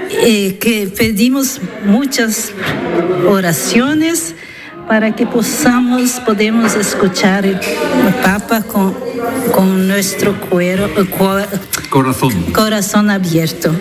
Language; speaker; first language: Spanish; non-native, learner; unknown